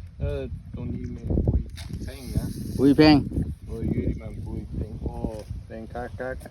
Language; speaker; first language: Thai; non-native, learner; German